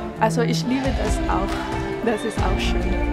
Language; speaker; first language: German; non-native, fluent; Spanish